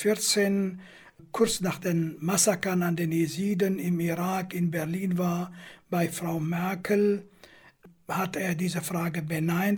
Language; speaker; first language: German; non-native, fluent; Kurdish